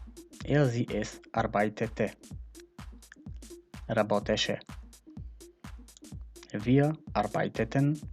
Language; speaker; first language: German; non-native, fluent; Macedonian